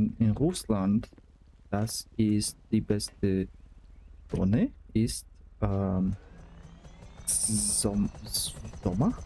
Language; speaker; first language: German; non-native, learner; Russian